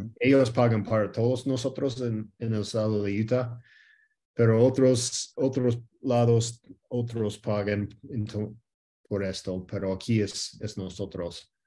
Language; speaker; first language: Spanish; early bilingual, heritage; Spanish